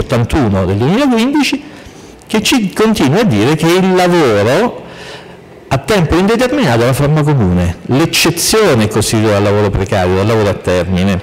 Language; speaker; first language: Italian; native; Italian